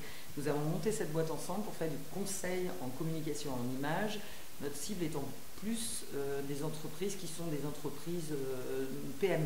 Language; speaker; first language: French; native; French